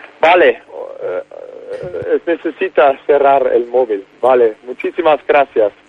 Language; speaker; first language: Spanish; non-native, learner; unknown